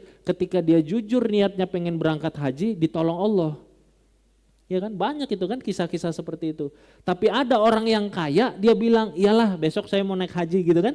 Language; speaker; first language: Indonesian; non-native, local second language; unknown